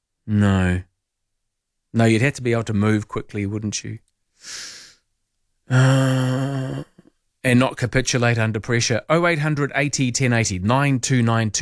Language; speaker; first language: English; native; English